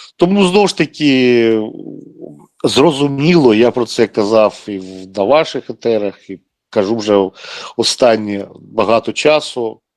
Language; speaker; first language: Ukrainian; non-native, local second language; Russian